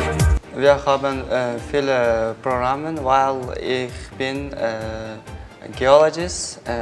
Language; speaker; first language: German; non-native, learner; Kyrgyz